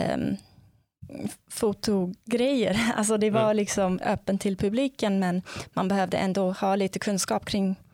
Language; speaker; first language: Swedish; non-native, fluent; English